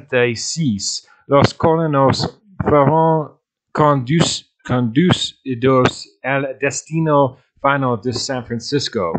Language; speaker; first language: Spanish; non-native, learner; English